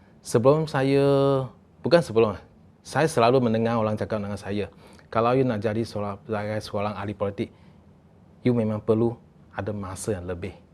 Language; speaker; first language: Malay; non-native, local second language; Chinese